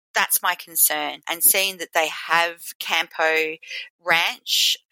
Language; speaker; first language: English; native; English